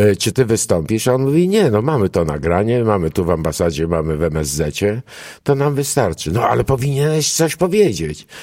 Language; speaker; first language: Polish; early bilingual, other home language; Greek